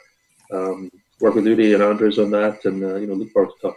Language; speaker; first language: English; native; English